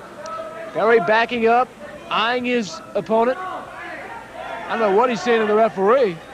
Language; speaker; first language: English; native; English